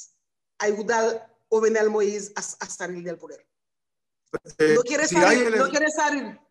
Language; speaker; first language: Spanish; non-native, learner; Haitian Creole